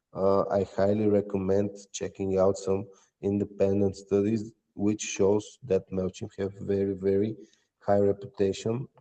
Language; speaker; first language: English; non-native, fluent; Bulgarian